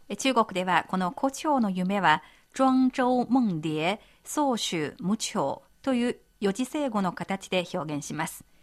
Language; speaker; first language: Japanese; non-native, fluent; Chinese